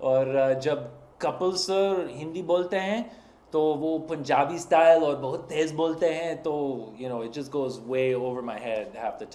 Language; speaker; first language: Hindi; non-native, fluent; English